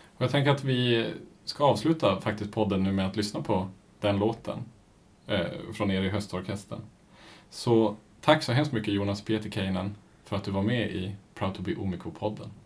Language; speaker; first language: Swedish; native; Swedish